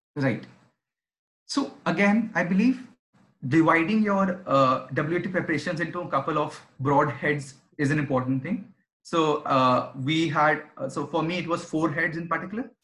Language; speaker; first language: English; non-native, local second language; Hindi